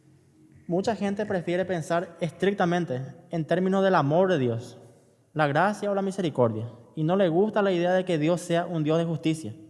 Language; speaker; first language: Spanish; native; Spanish